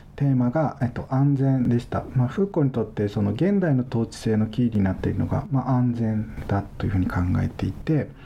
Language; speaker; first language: Japanese; native; Japanese